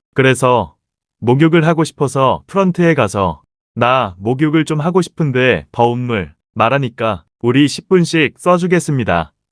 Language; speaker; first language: Korean; native; Korean